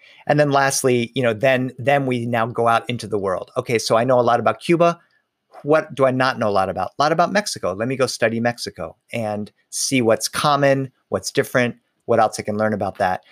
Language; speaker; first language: English; early bilingual, other home language; Spanish